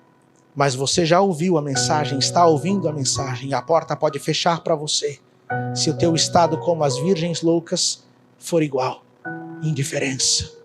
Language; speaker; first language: Portuguese; native; Portuguese